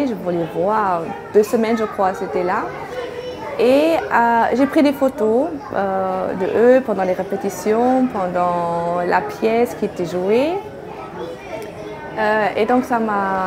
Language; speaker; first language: French; non-native, fluent; German